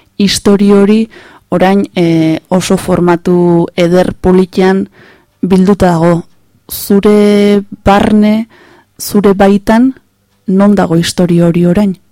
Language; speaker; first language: Basque; native; Basque